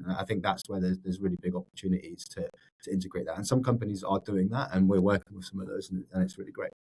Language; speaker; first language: English; native; English